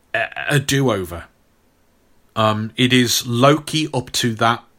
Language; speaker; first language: English; native; English